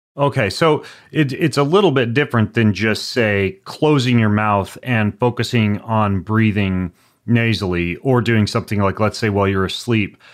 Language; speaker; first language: English; native; English